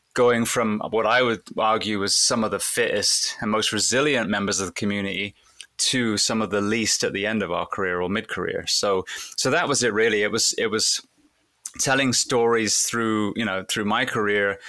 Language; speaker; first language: English; native; English